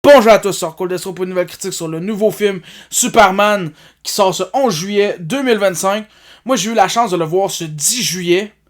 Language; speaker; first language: French; native; French